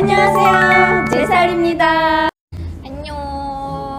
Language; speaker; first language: Korean; non-native, learner; Indonesian